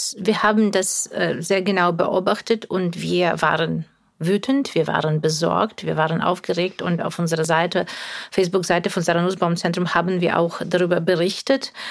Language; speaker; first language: German; non-native, fluent; Russian